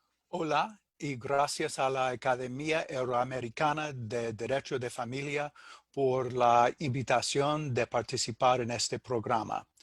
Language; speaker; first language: Spanish; non-native, fluent; English